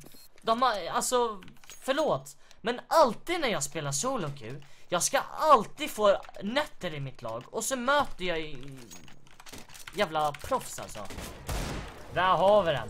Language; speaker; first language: Swedish; native; Swedish